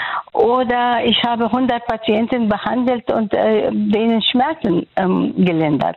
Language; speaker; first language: German; non-native, fluent; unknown